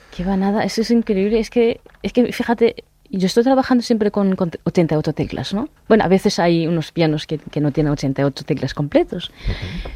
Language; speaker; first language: Spanish; non-native, fluent; Japanese